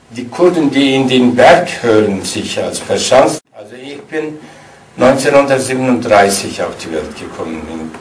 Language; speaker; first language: German; non-native, fluent; Turkish